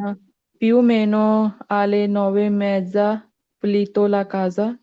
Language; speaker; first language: Italian; non-native, learner; Punjabi